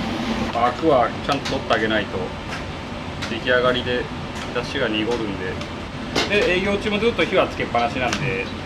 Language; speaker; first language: Japanese; native; Japanese